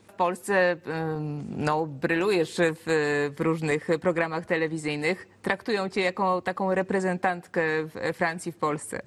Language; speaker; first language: Polish; native; Polish